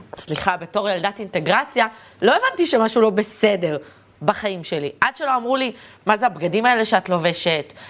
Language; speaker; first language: Hebrew; native; Hebrew